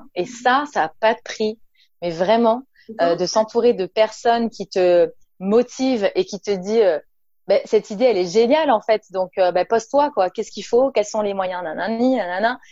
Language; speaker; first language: French; native; French